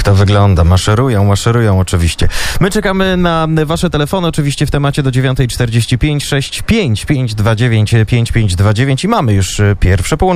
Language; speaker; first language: Polish; native; Polish